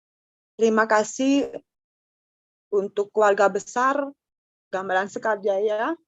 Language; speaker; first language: Indonesian; non-native, local second language; Balinese